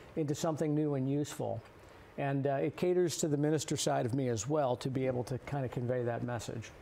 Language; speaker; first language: English; native; English